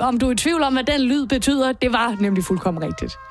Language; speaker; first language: Danish; native; Danish